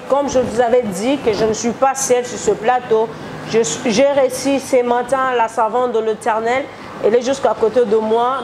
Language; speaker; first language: French; non-native, local second language; Lingala